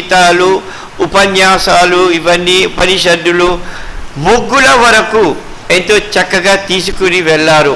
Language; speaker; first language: Telugu; early bilingual, heritage; Telugu